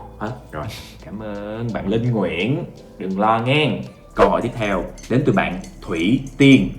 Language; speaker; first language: Vietnamese; non-native, fluent; English